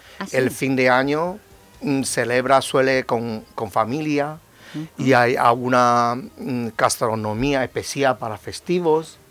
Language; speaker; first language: Spanish; non-native, learner; Chinese